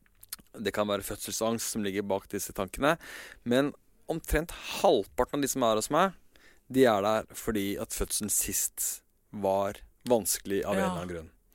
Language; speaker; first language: Norwegian; native; Norwegian